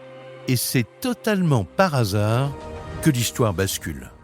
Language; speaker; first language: French; native; French